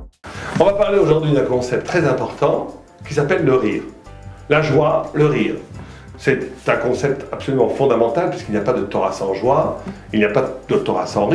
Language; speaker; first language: French; native; French